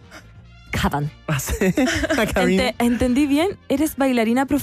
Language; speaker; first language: Spanish; native; Spanish